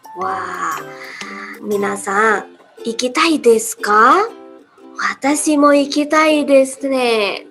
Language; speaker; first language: Japanese; non-native, learner; Indonesian